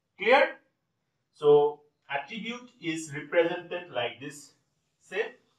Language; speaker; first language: English; non-native, local second language; Assamese